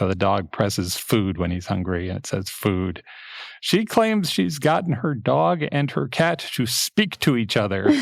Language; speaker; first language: English; native; English